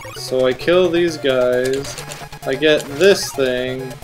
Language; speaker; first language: English; native; English